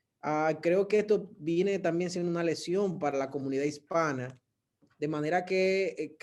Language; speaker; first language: Spanish; native; Spanish